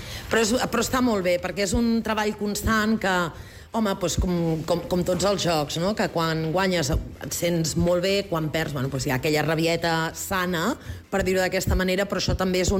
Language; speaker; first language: Catalan; native; Catalan